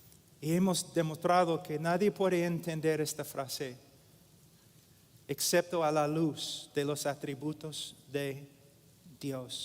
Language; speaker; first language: Spanish; non-native, fluent; English